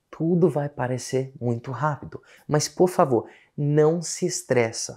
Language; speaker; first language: Portuguese; non-native, fluent; English